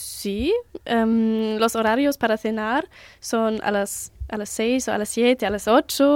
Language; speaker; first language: Spanish; non-native, learner; German